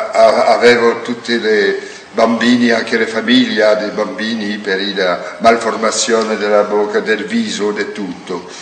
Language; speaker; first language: Italian; non-native, learner; French